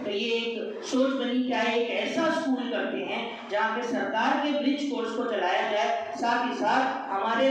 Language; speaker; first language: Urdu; non-native, local second language; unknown